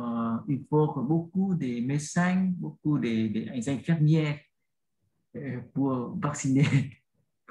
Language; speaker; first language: French; non-native, learner; Vietnamese